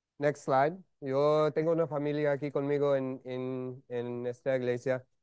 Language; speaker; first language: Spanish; non-native, fluent; English